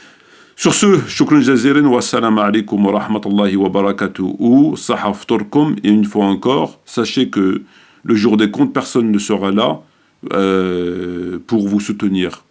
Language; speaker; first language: French; native; French